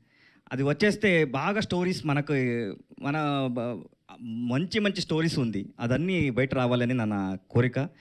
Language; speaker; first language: Telugu; non-native, learner; Kannada